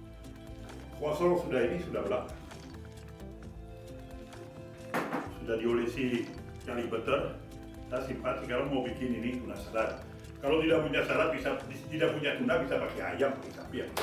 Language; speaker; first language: Indonesian; non-native, fluent; French